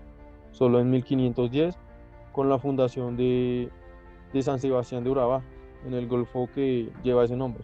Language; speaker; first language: Spanish; native; Spanish